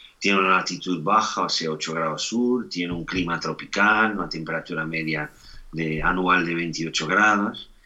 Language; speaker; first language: Spanish; non-native, fluent; Portuguese